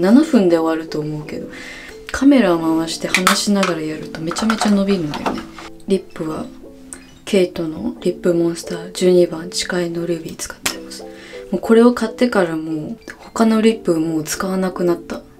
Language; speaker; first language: Japanese; early bilingual, heritage; Japanese